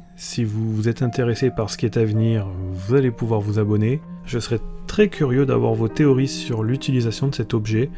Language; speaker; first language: French; native; French